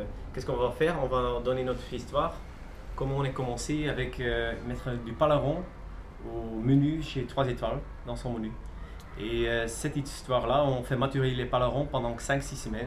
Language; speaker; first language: French; non-native, local second language; Dutch